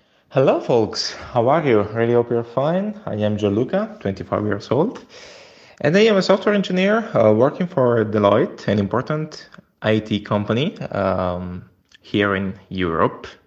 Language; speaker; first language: English; non-native, fluent; Italian